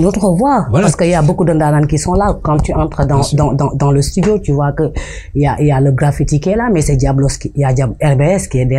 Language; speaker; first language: French; non-native, local second language; Wolof